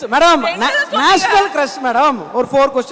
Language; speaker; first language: Tamil; native; Tamil